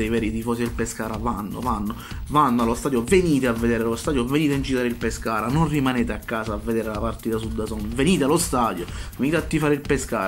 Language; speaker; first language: Italian; native; Italian